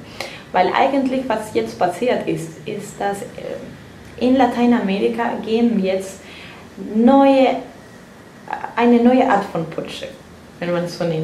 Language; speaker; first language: German; non-native, fluent; Spanish